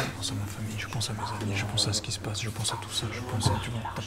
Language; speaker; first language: French; native; French